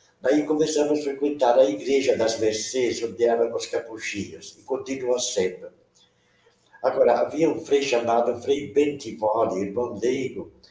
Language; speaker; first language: Portuguese; non-native, local second language; Venetian